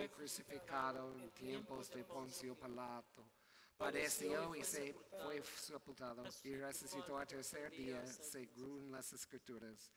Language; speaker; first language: Spanish; non-native, learner; English